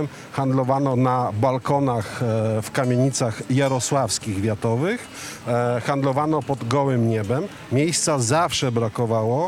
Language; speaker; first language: Polish; native; Polish